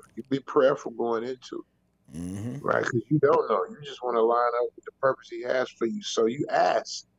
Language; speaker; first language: English; native; English